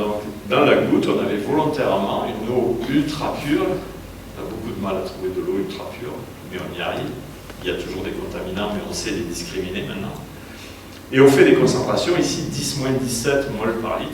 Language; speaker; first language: French; native; French